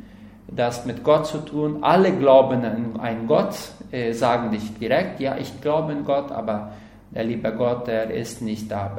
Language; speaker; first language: German; non-native, learner; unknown